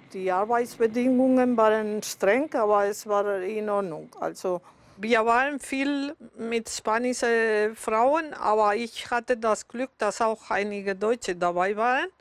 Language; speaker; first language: German; non-native, fluent; Spanish